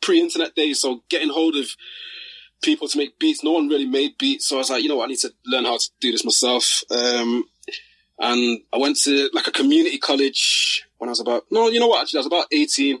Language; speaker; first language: English; native; English